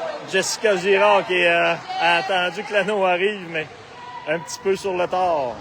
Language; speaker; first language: French; native; French